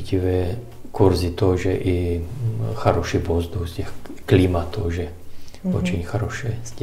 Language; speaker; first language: Russian; non-native, learner; Czech